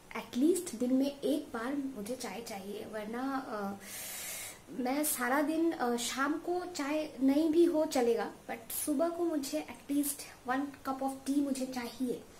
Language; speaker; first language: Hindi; non-native, local second language; Assamese